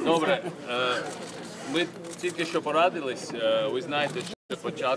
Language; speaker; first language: Ukrainian; non-native, fluent; Georgian